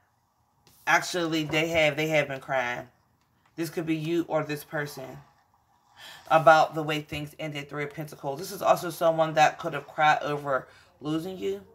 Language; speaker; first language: English; native; English